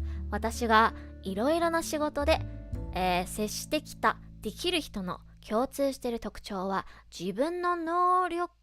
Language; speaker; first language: Japanese; non-native, fluent; English